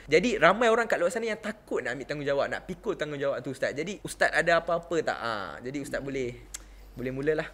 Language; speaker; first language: Malay; native; Malay